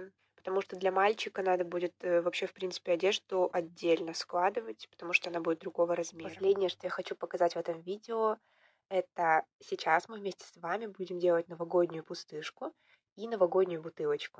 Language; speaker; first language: Russian; native; Russian